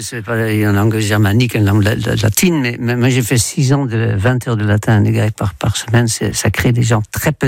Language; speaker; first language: French; non-native, fluent; Dutch